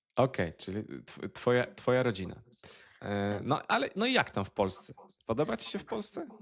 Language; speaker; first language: Polish; native; Polish